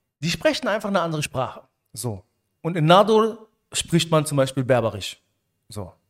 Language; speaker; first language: German; early bilingual, other home language; Arabic